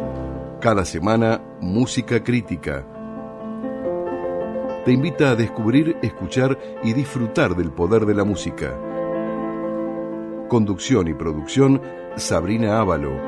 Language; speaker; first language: Spanish; native; Spanish